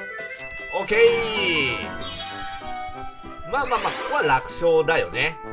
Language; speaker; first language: Japanese; native; Japanese